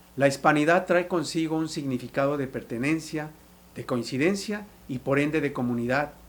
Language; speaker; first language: Spanish; native; Spanish